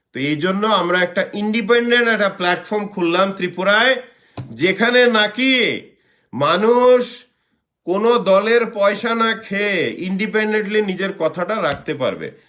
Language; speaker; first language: Bangla; native; Bangla